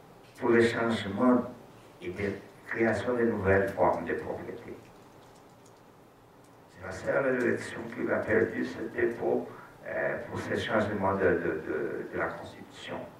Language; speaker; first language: French; non-native, fluent; Portuguese